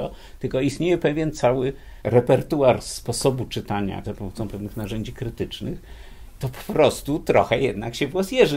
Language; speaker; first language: Polish; native; Polish